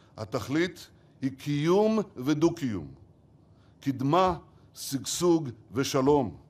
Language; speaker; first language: Hebrew; native; Hebrew